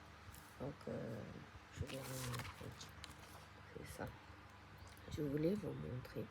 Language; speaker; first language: French; non-native, fluent; Japanese